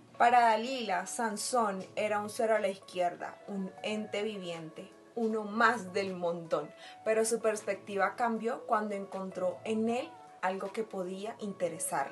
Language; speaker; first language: Spanish; native; Spanish